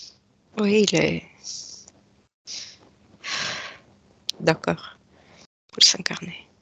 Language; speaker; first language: French; non-native, fluent; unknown